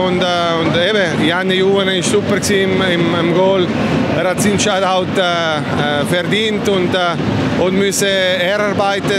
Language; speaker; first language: German; non-native, local second language; Italian